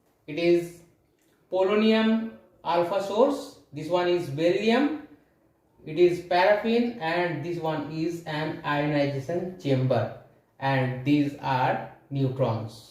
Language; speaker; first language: English; non-native, local second language; Hindi